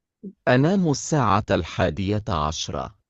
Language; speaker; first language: Arabic; non-native, learner; Indonesian